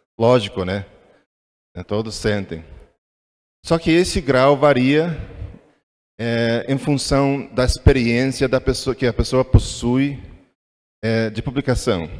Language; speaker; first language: Portuguese; non-native, fluent; English